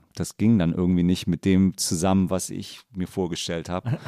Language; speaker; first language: German; native; German